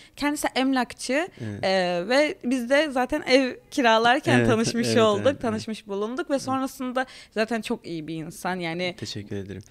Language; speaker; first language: Turkish; native; Turkish